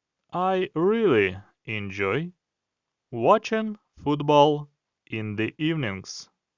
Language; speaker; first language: English; non-native, fluent; Ukrainian